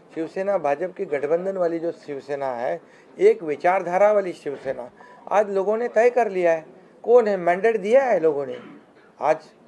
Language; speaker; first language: Hindi; non-native, local second language; Marathi